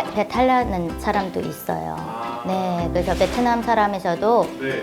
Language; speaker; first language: Korean; non-native, fluent; Vietnamese